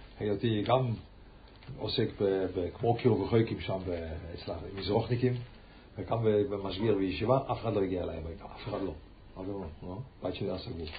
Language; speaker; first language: Hebrew; non-native, fluent; English